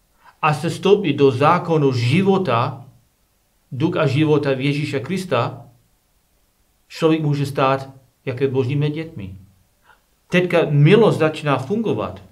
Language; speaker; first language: Czech; non-native, learner; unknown